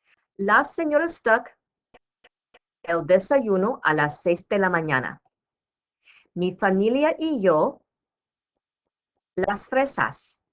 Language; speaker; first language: Spanish; non-native, fluent; English